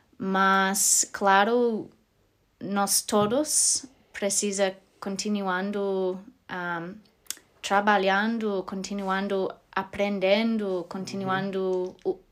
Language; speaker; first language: Portuguese; non-native, learner; English